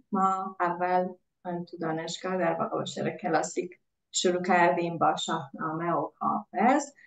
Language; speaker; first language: Persian; non-native, fluent; Hungarian